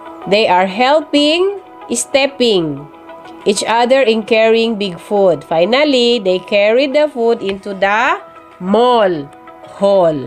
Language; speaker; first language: English; non-native, local second language; Tausug